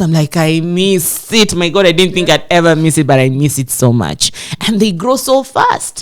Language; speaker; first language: English; non-native, local second language; Swahili